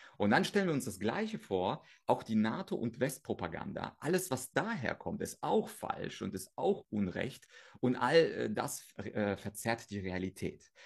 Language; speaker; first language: German; early bilingual, other home language; Russian